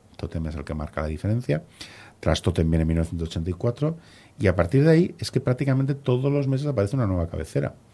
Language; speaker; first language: Spanish; native; Spanish